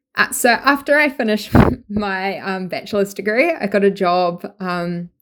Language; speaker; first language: English; native; English